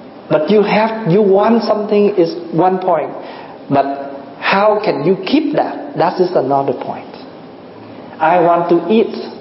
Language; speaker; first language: English; non-native, fluent; Vietnamese